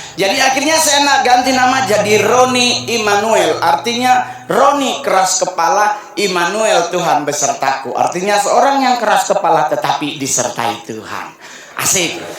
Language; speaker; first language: Indonesian; native; Indonesian